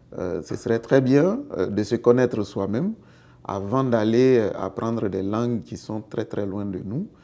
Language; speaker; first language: French; non-native, local second language; Baoulé